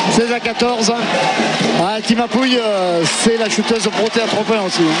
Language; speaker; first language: French; native; French